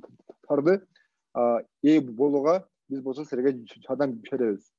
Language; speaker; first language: Kyrgyz; non-native, local second language; Russian